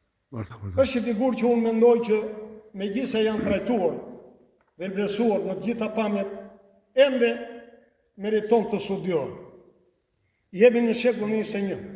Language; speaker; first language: Albanian; native; Albanian